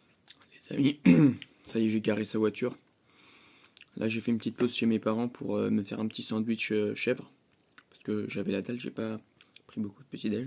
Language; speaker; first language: French; native; French